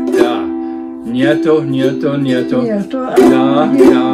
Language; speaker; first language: Russian; non-native, learner; English